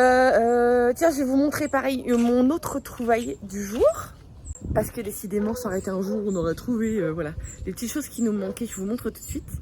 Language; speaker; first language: French; native; French